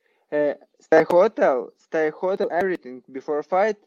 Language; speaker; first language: English; non-native, learner; Ukrainian